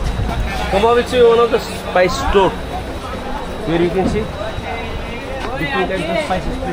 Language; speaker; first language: English; non-native, local second language; Hindi